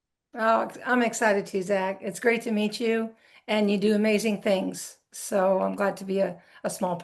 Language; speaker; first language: English; native; English